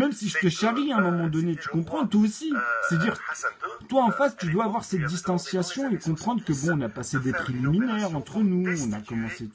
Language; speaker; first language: French; native; French